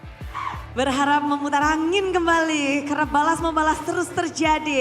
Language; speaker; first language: Indonesian; native; Indonesian